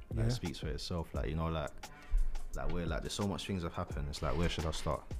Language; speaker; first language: English; native; English